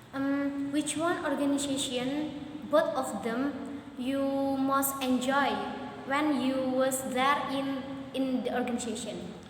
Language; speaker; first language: English; non-native, learner; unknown